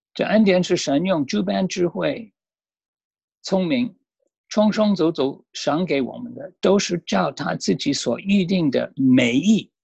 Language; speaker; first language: Chinese; non-native, fluent; English